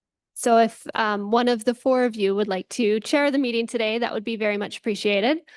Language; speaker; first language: English; native; English